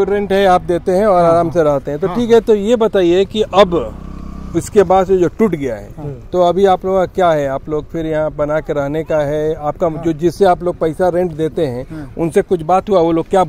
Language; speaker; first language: Hindi; native; Hindi